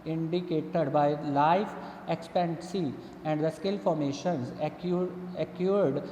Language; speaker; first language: English; non-native, local second language; Punjabi